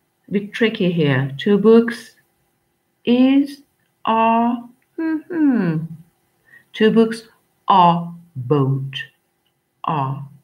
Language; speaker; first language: English; non-native, fluent; French